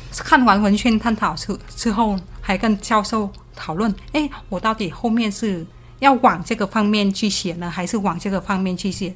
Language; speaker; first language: Chinese; non-native, fluent; Vietnamese